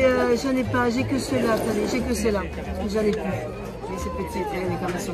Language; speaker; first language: French; native; French